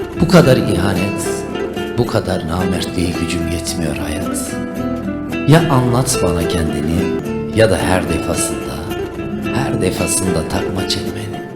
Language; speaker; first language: Turkish; native; Turkish